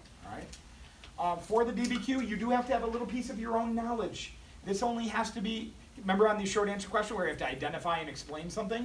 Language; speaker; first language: English; native; English